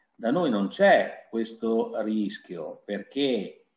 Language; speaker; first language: Italian; native; Italian